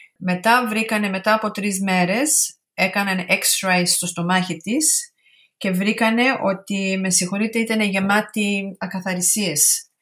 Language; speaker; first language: Greek; early bilingual, heritage; Greek